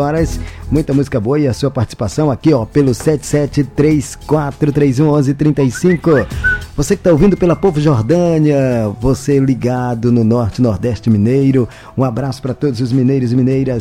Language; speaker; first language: Portuguese; native; Portuguese